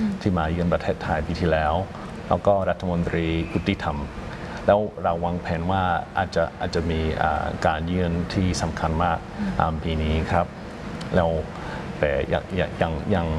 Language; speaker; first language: Thai; non-native, fluent; English